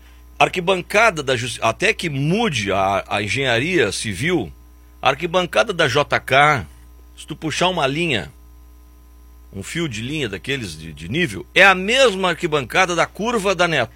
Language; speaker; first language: Portuguese; native; Portuguese